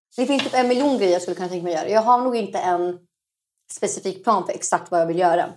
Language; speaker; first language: Swedish; early bilingual, other home language; Arabic